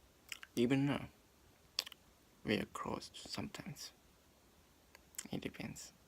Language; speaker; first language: English; non-native, learner; Japanese